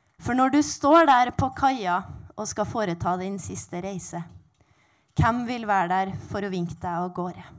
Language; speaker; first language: Norwegian; native; Norwegian